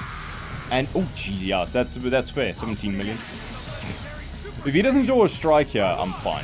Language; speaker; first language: English; native; English